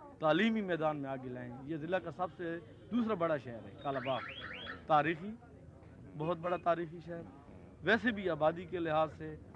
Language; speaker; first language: Urdu; non-native, local second language; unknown